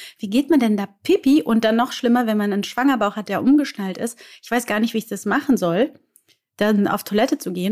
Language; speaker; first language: German; native; German